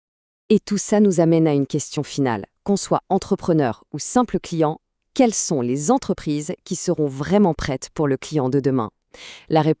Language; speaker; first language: French; native; French